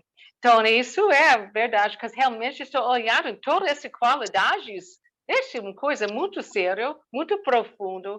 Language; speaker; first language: Portuguese; non-native, learner; English